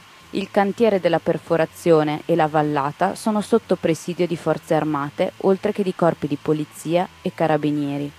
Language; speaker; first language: Italian; native; Italian